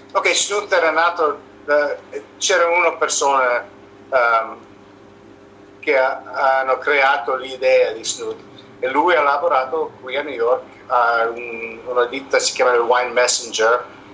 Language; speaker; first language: Italian; non-native, learner; English